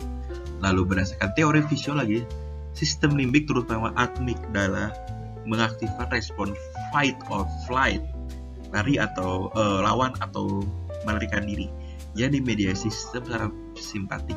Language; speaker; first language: Indonesian; native; Indonesian